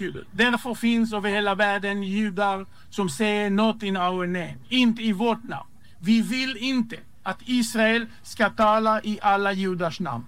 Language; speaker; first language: Swedish; non-native, fluent; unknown